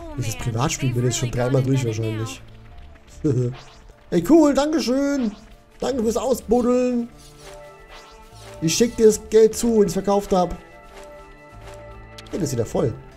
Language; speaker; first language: German; native; German